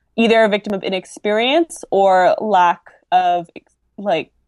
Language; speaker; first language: English; native; English